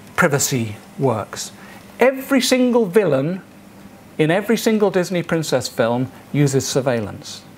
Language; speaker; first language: English; native; English